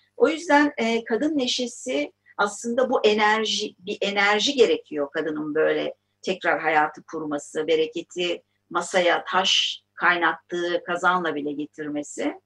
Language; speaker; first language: Turkish; native; Turkish